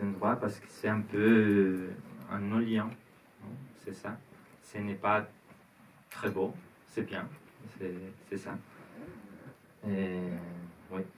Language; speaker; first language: French; non-native, learner; Spanish